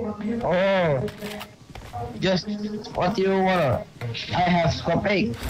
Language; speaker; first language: English; non-native, learner; Indonesian